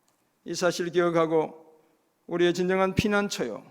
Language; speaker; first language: Korean; native; Korean